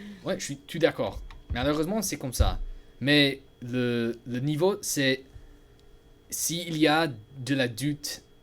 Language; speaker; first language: French; non-native, learner; English